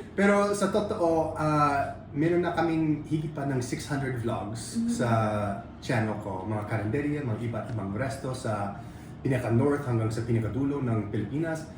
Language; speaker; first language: Filipino; non-native, fluent; English